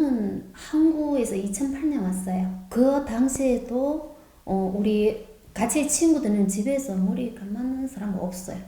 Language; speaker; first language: Korean; non-native, learner; Chinese